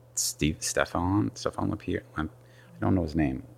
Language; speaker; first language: English; native; English